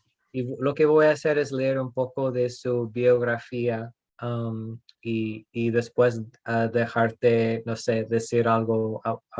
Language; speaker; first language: Spanish; non-native, fluent; English